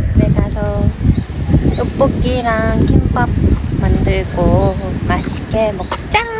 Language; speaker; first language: Korean; non-native, learner; Japanese